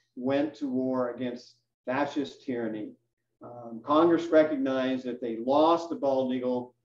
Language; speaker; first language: English; native; English